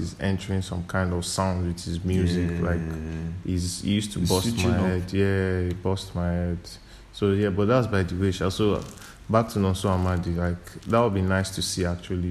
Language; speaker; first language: English; non-native, local second language; Yoruba